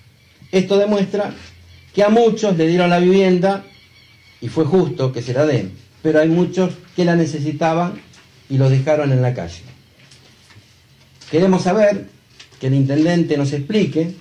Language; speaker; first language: Spanish; native; Spanish